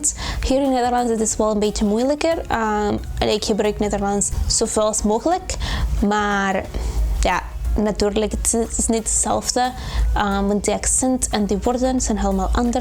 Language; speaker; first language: Dutch; non-native, learner; Spanish